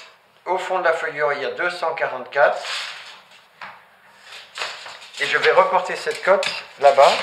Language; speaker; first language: French; native; French